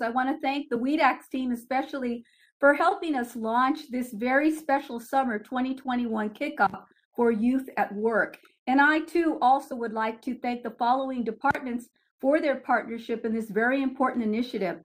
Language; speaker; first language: English; early bilingual, other home language; Spanish